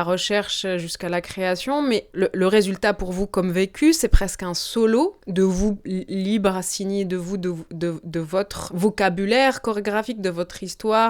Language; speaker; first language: French; native; French